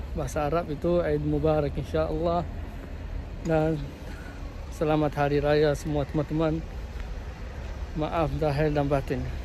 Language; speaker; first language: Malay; early bilingual, heritage; Malay